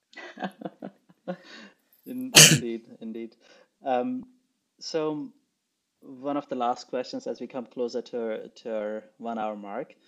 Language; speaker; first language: English; non-native, local second language; Urdu